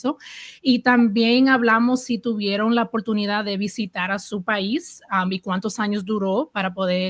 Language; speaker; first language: Spanish; early bilingual, heritage; Spanish